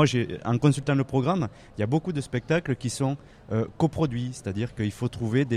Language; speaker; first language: French; native; French